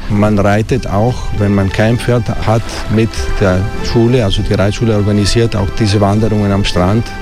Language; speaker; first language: German; non-native, fluent; Italian